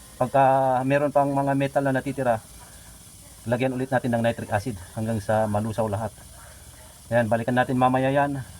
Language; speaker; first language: Filipino; native; Filipino